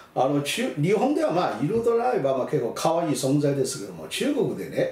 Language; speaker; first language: Japanese; non-native, fluent; Chinese